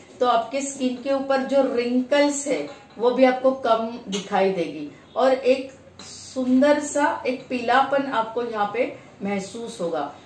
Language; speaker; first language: Hindi; non-native, local second language; Marathi